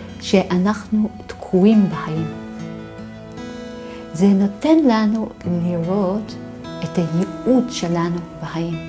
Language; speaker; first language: Hebrew; non-native, fluent; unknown